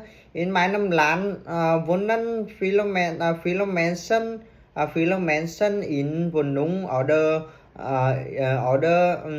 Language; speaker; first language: German; non-native, learner; Vietnamese